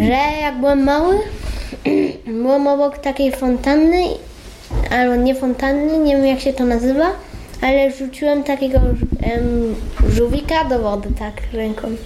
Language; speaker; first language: Polish; early bilingual, heritage; Polish